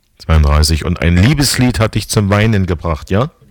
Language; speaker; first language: German; native; German